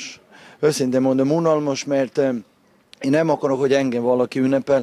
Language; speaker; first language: Hungarian; non-native, fluent; Serbian